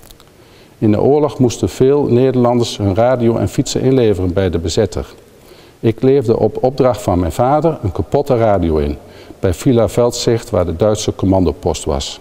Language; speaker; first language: Dutch; native; Dutch